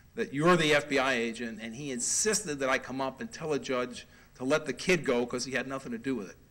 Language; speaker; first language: English; native; English